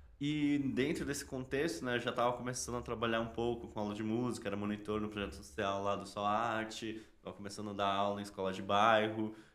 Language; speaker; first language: Portuguese; native; Portuguese